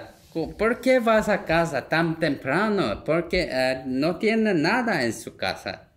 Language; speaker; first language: Spanish; non-native, fluent; Korean